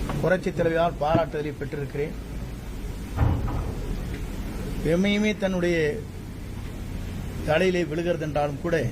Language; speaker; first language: Tamil; native; Tamil